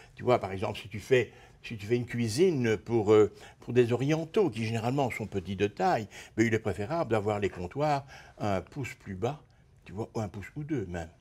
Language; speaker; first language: French; native; French